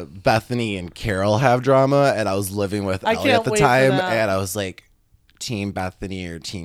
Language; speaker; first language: English; native; English